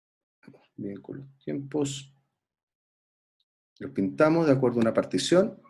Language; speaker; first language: Spanish; native; Spanish